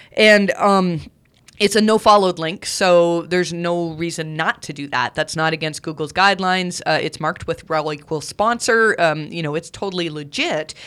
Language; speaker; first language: English; native; English